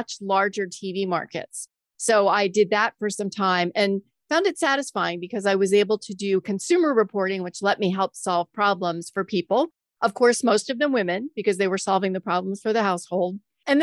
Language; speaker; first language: English; native; English